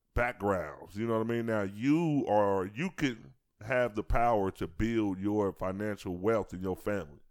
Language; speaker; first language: English; native; English